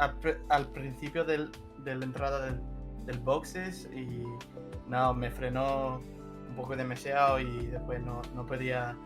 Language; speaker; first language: Spanish; non-native, learner; English